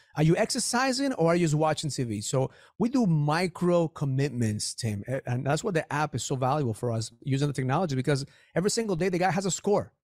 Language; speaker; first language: English; early bilingual, other home language; Spanish